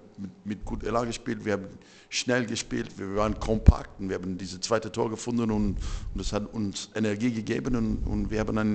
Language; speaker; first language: German; non-native, fluent; English